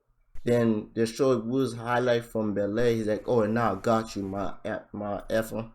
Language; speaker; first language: English; native; English